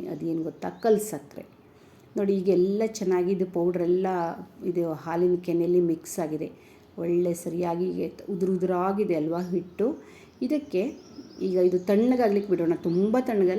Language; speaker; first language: Kannada; native; Kannada